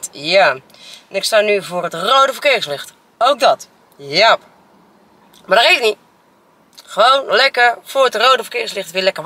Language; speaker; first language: Dutch; native; Dutch